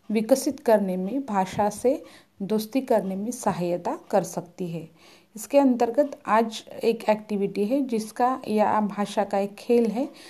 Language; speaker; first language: Hindi; non-native, local second language; Marathi